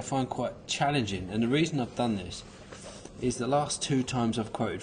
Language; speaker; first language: English; native; English